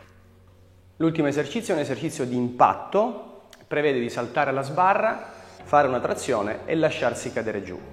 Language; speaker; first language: Italian; native; Italian